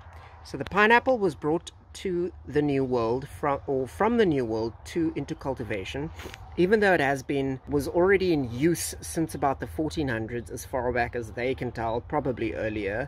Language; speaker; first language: English; native; English